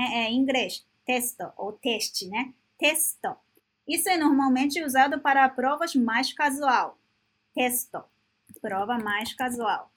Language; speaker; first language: Portuguese; non-native, fluent; Japanese